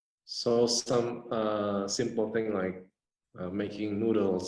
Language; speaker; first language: English; non-native, fluent; Indonesian